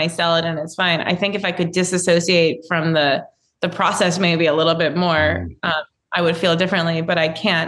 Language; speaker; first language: English; native; English